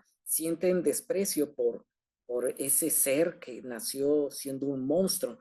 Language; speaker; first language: Spanish; native; Spanish